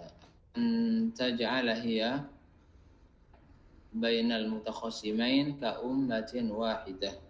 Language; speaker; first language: Arabic; non-native, fluent; Indonesian